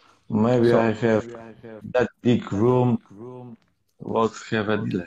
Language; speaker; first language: English; non-native, learner; Polish